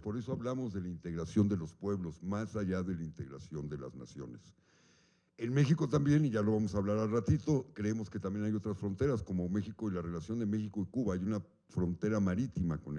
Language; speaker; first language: Spanish; native; Spanish